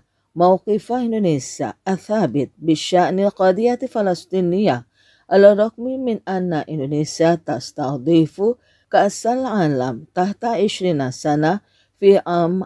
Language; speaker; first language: Arabic; non-native, fluent; Indonesian